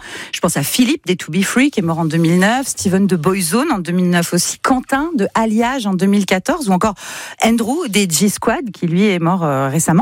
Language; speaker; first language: French; native; French